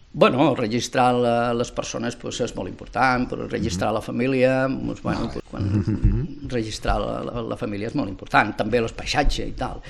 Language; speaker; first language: Catalan; non-native, local second language; Spanish